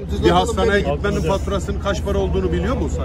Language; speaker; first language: Turkish; native; Turkish